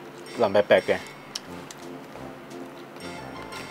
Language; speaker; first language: Chinese; native; Chinese